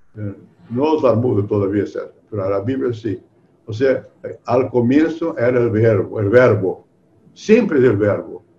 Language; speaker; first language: Spanish; non-native, fluent; Portuguese